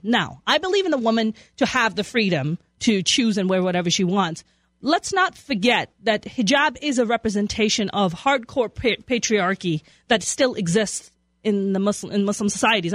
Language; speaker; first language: English; non-native, local second language; Urdu